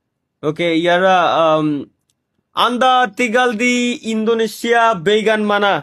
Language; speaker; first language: Indonesian; non-native, learner; Bangla